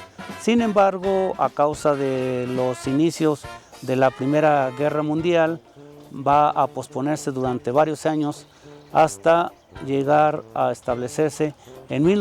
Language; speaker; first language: Spanish; native; Spanish